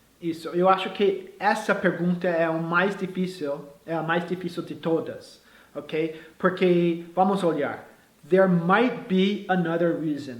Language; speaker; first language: Portuguese; non-native, fluent; English